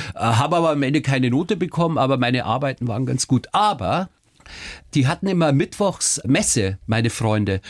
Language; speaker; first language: German; early bilingual, other home language; Turkish